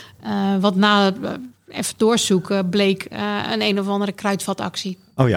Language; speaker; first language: Dutch; native; Dutch